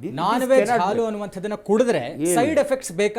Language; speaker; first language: Kannada; native; Kannada